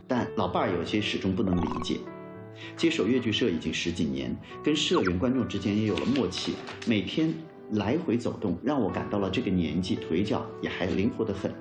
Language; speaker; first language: Chinese; native; Chinese